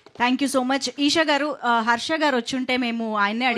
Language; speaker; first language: Telugu; native; Telugu